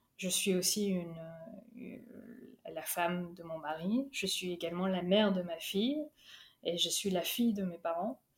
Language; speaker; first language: French; early bilingual, other home language; Urdu